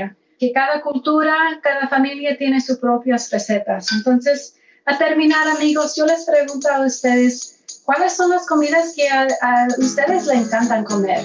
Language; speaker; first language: Spanish; early bilingual, heritage; Spanish